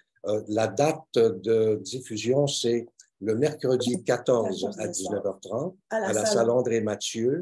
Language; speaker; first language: French; native; French